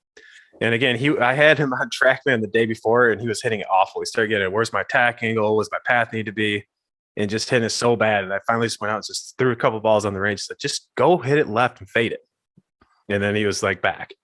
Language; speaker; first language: English; native; English